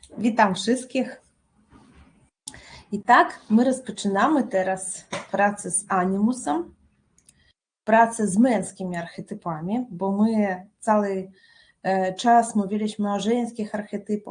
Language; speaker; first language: Polish; non-native, fluent; Russian